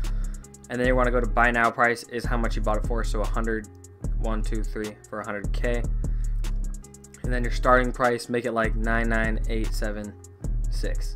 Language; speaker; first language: English; native; English